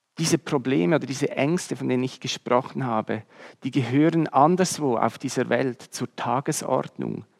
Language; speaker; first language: German; native; German